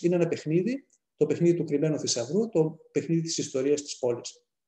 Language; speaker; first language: Greek; native; Greek